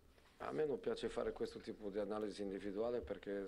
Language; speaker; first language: Italian; non-native, fluent; Portuguese